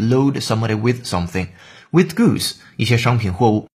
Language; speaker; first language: English; non-native, fluent; Chinese